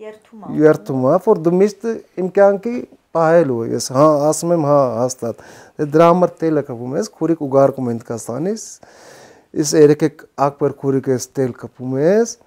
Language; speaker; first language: Armenian; non-native, learner; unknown